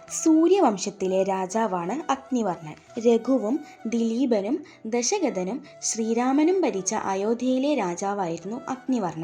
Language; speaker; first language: Malayalam; native; Malayalam